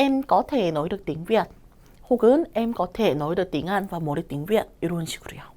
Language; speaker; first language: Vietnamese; non-native, fluent; Korean